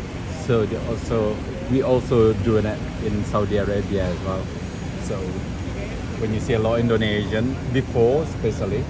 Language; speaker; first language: English; non-native, learner; Indonesian